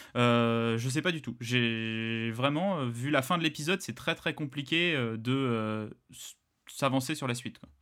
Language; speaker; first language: French; native; French